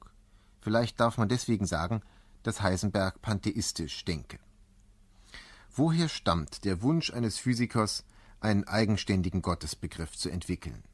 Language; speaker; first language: German; native; German